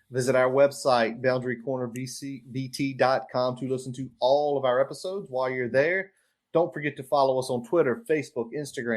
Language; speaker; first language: English; native; English